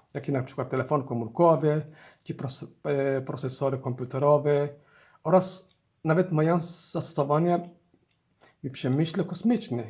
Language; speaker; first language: Polish; non-native, learner; Somali